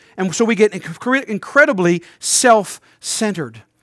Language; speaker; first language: English; native; English